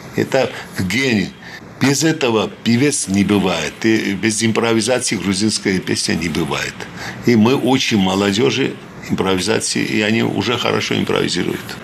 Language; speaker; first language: Russian; non-native, fluent; Georgian